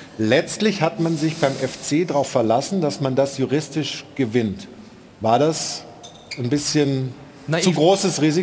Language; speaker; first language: German; native; German